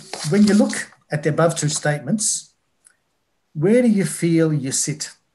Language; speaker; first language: English; early bilingual, other home language; Greek